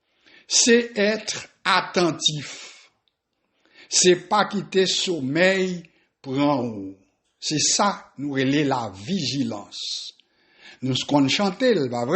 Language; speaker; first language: French; non-native, local second language; Haitian Creole